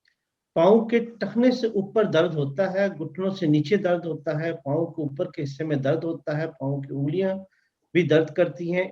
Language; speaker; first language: Urdu; native; Urdu